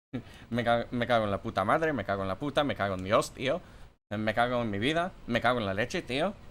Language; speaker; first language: Spanish; non-native, fluent; English